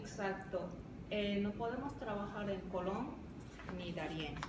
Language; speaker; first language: Spanish; non-native, fluent; Japanese